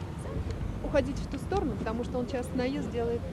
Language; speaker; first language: Russian; native; Russian